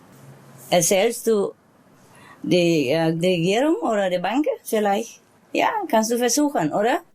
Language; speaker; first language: German; non-native, learner; Vietnamese